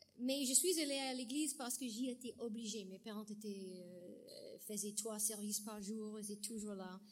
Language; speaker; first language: French; non-native, fluent; English